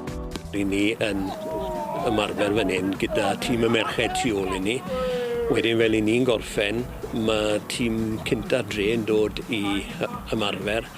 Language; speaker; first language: Welsh; native; Welsh